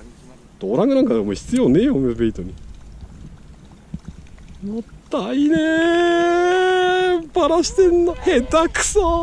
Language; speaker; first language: Japanese; native; Japanese